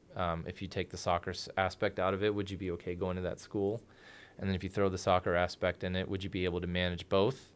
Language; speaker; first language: English; early bilingual, other home language; Spanish